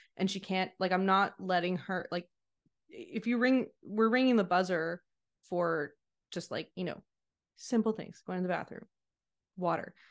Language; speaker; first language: English; native; English